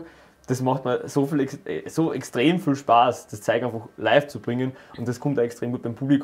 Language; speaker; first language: German; native; German